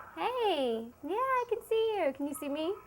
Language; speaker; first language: English; native; English